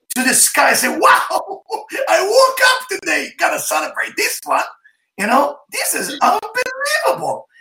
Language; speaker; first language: English; non-native, fluent; Hebrew